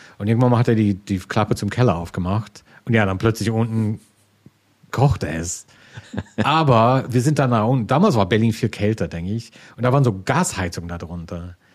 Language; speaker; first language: German; non-native, fluent; English